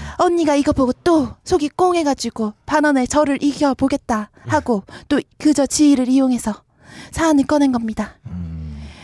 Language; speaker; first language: Korean; native; Korean